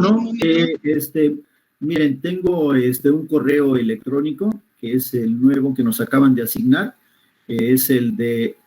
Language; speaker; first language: Spanish; native; Spanish